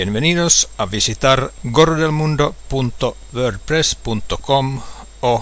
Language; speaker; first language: Spanish; non-native, fluent; Finnish